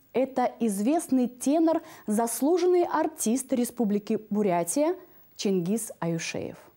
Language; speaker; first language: Russian; native; Russian